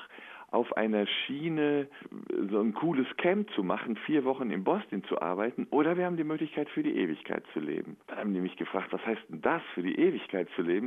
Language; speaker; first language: German; native; German